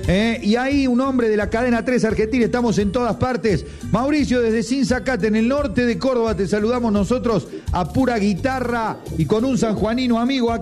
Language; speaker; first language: Spanish; native; Spanish